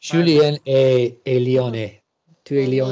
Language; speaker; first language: French; non-native, learner; English